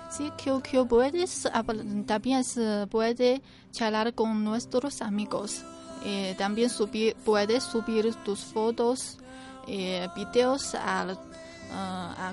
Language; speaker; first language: Spanish; non-native, fluent; Chinese